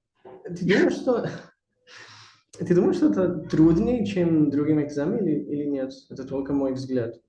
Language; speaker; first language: Russian; non-native, learner; Portuguese